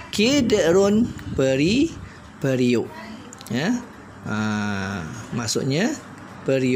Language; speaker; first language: Malay; native; Malay